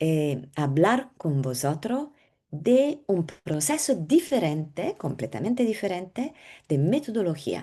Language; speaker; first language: Spanish; non-native, learner; Italian